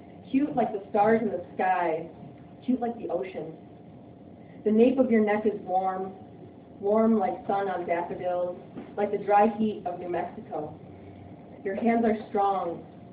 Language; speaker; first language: English; early bilingual, other home language; Spanish